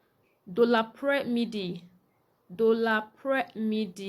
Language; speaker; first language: French; non-native, fluent; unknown